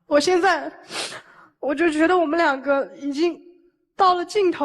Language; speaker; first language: Chinese; native; Chinese